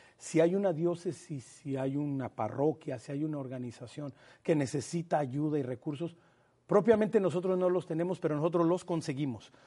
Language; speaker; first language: Spanish; native; Spanish